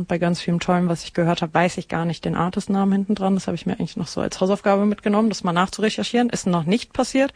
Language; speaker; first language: German; native; German